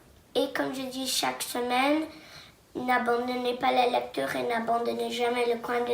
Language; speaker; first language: French; non-native, local second language; English